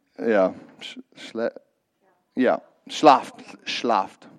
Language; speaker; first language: German; non-native, learner; English